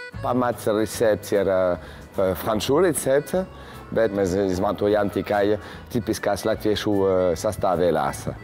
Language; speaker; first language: Latvian; non-native, learner; French